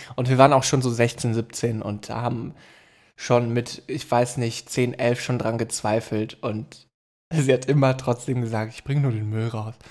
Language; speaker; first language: German; native; German